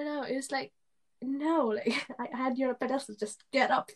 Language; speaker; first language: English; early bilingual, other home language; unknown